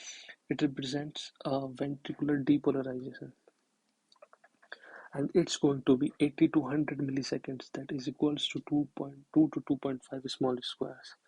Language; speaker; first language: English; non-native, local second language; Hindi